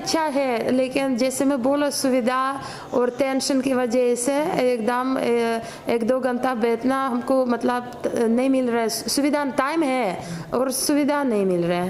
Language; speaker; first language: Hindi; non-native, fluent; Ukrainian